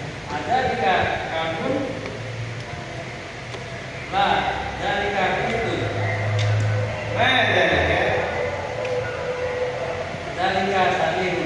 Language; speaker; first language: Arabic; non-native, learner; Indonesian